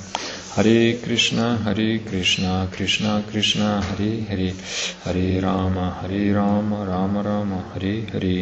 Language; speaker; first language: Russian; native; Russian